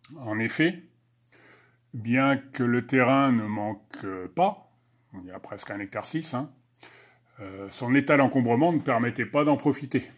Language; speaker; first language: French; native; French